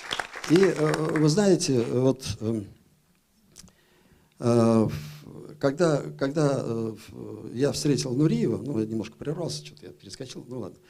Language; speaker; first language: Russian; native; Russian